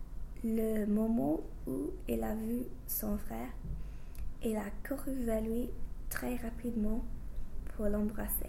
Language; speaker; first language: French; non-native, learner; English